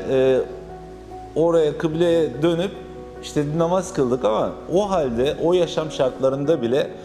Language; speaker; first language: Turkish; native; Turkish